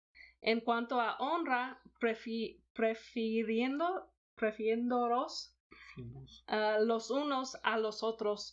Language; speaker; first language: Spanish; non-native, fluent; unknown